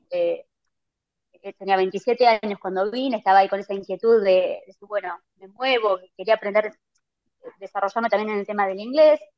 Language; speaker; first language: Spanish; native; Spanish